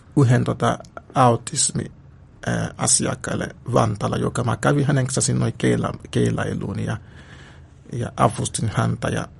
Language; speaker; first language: Finnish; non-native, learner; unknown